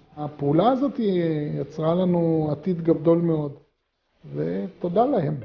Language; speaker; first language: Hebrew; native; Hebrew